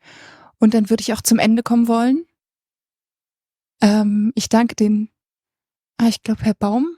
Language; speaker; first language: German; native; German